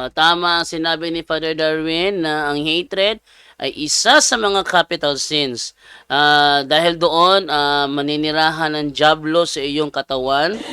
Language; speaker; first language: Filipino; non-native, local second language; Cebuano